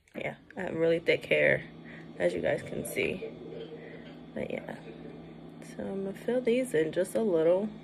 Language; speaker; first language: English; native; English